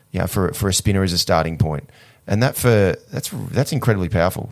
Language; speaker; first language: English; native; English